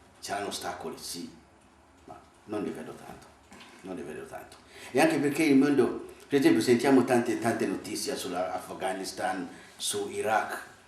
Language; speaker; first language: Italian; non-native, fluent; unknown